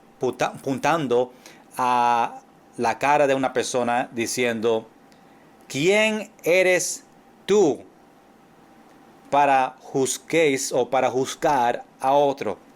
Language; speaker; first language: Spanish; non-native, fluent; English